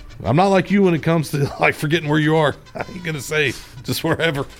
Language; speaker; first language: English; native; English